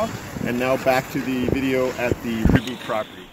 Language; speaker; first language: English; native; English